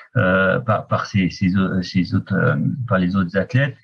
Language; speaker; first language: French; native; French